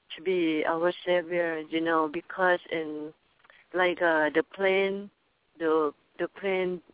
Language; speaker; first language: English; non-native, learner; Thai